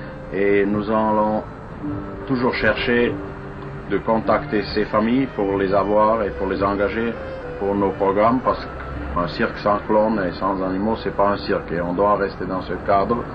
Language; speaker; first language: French; non-native, fluent; German